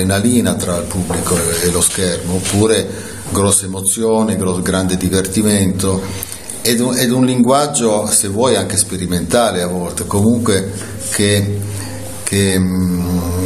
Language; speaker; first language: Italian; native; Italian